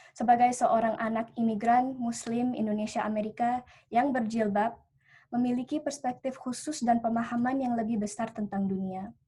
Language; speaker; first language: Indonesian; early bilingual, heritage; Indonesian